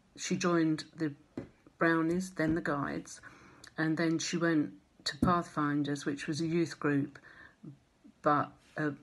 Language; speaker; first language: English; native; English